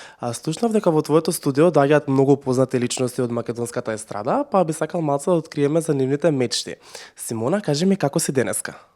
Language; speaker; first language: Macedonian; native; Macedonian